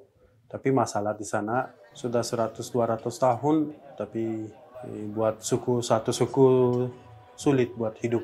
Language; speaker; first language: Indonesian; non-native, learner; Persian